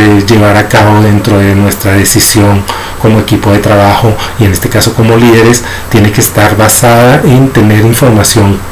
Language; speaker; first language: Spanish; native; Spanish